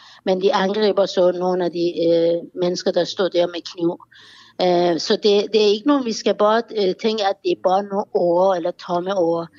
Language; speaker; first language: Danish; non-native, fluent; Persian